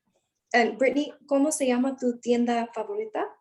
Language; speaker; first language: Spanish; non-native, learner; English